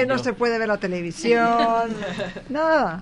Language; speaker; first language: Spanish; native; Spanish